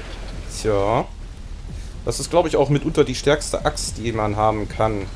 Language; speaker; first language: German; native; German